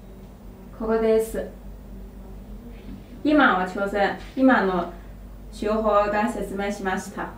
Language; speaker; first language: Japanese; non-native, learner; Chinese